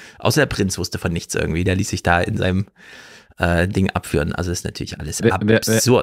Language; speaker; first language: German; native; German